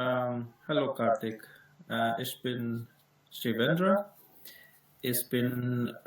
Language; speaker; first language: German; non-native, learner; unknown